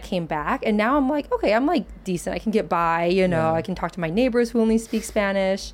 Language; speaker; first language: English; native; English